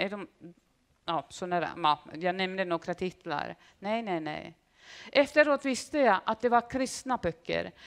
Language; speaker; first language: Swedish; non-native, fluent; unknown